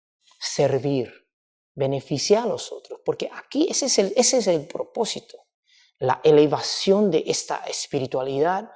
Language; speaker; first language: Spanish; non-native, fluent; Chinese